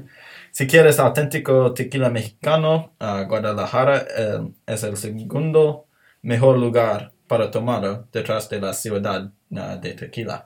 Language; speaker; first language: Spanish; non-native, learner; English